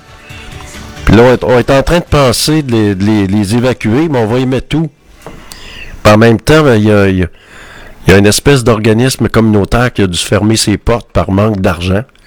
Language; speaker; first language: French; native; French